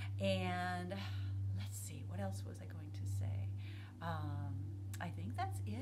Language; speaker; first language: English; native; English